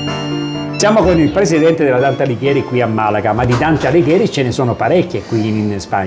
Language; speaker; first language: Italian; native; Italian